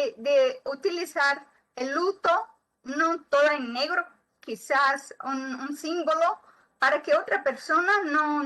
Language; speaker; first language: Spanish; non-native, learner; Portuguese